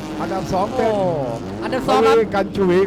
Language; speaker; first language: Thai; native; Thai